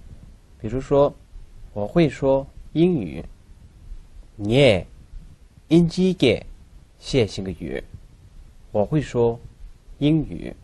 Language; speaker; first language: Chinese; non-native, local second language; Tibetan